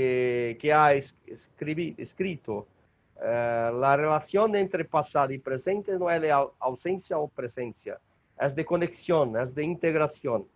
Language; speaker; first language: Spanish; non-native, learner; Portuguese